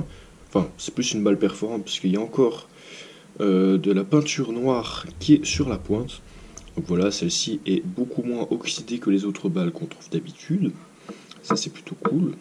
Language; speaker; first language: French; native; French